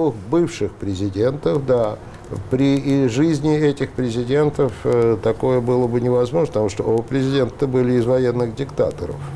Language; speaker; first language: Russian; native; Russian